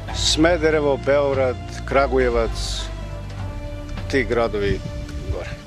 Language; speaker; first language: Serbian; native; Serbian